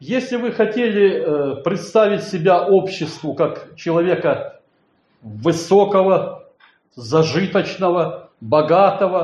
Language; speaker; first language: Polish; non-native, learner; Russian